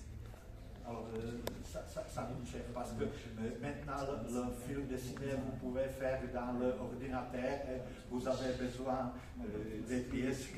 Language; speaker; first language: French; non-native, fluent; Czech